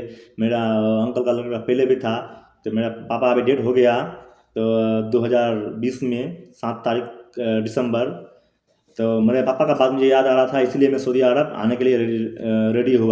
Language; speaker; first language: Hindi; non-native, local second language; Bangla